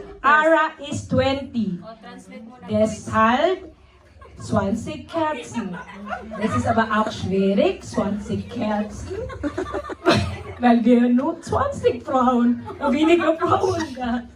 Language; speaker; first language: German; non-native, fluent; Filipino